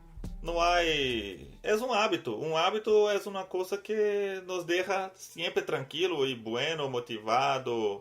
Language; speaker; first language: Spanish; non-native, learner; Portuguese